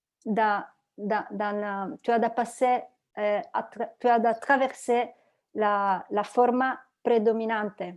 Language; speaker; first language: French; non-native, learner; Italian